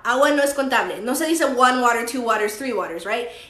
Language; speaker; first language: English; early bilingual, other home language; Spanish